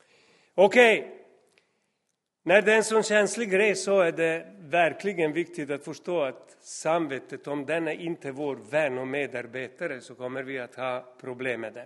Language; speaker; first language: Swedish; non-native, fluent; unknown